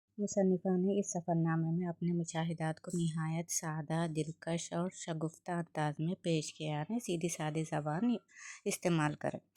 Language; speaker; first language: Urdu; native; Urdu